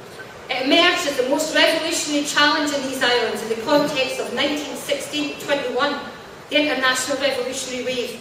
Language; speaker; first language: English; native; English